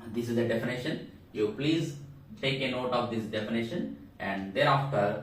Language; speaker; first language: English; non-native, local second language; Telugu